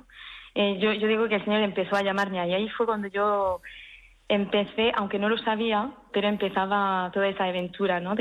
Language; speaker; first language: Spanish; early bilingual, heritage; French